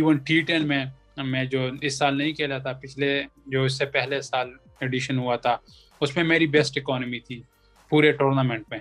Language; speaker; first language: Urdu; non-native, local second language; Pashto